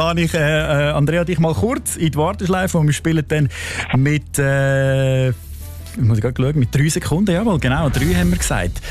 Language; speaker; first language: German; native; German